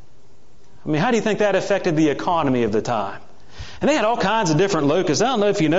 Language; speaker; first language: English; native; English